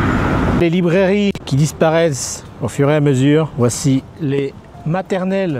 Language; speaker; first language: French; native; French